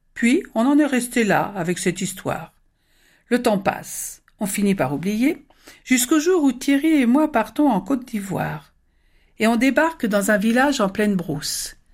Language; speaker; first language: French; native; French